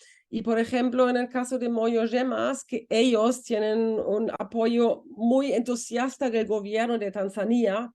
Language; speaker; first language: Spanish; non-native, fluent; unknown